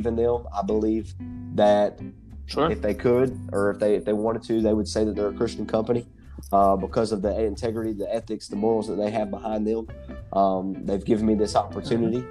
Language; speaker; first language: English; native; English